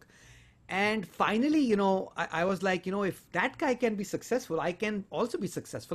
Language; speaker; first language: English; non-native, local second language; Hindi